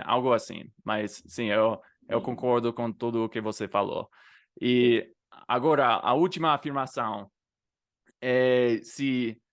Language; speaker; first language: Portuguese; non-native, fluent; English